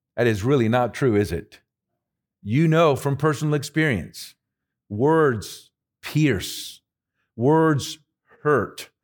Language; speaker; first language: English; early bilingual, other home language; Spanish